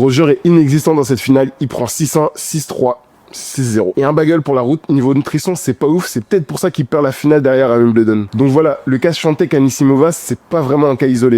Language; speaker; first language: French; native; French